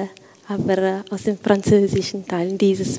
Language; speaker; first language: German; non-native, fluent; Italian